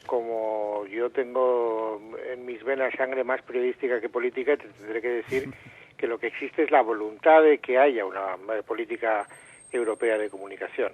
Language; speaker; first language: Spanish; native; Spanish